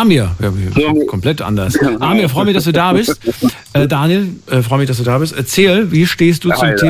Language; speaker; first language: German; native; German